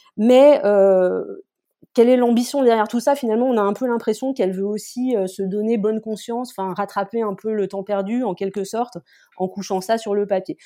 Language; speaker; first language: French; native; French